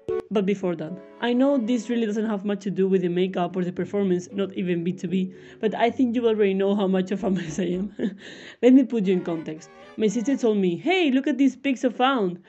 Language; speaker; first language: English; non-native, fluent; Spanish